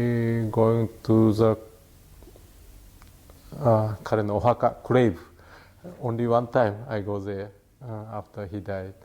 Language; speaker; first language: English; non-native, learner; Japanese